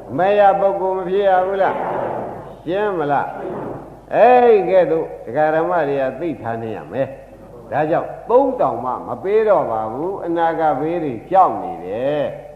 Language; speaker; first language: Burmese; native; Burmese